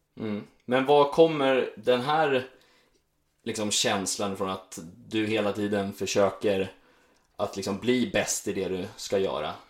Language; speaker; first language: Swedish; native; Swedish